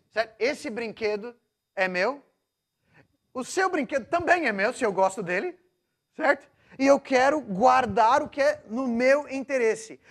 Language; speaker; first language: Portuguese; non-native, local second language; English